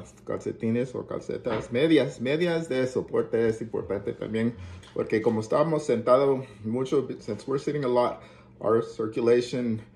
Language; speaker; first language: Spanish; early bilingual, heritage; Spanish